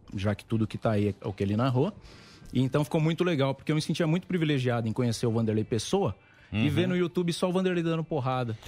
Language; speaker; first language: Portuguese; native; Portuguese